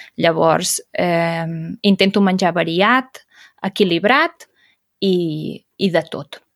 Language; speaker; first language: Catalan; native; Catalan